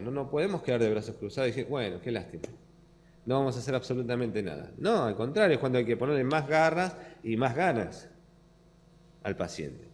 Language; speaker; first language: Spanish; native; Spanish